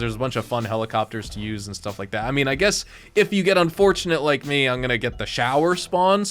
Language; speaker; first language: English; native; English